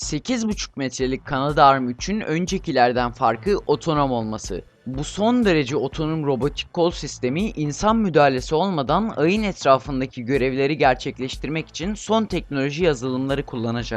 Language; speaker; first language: Turkish; native; Turkish